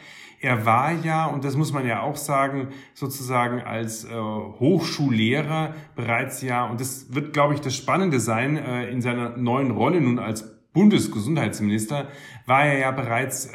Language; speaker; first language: German; native; German